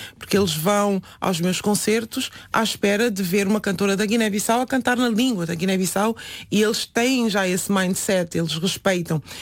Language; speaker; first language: Portuguese; non-native, local second language; Upper Guinea Crioulo